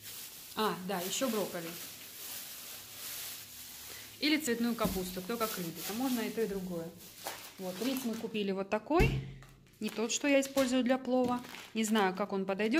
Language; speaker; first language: Russian; native; Russian